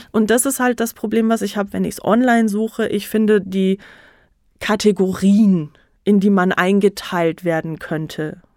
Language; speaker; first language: German; native; German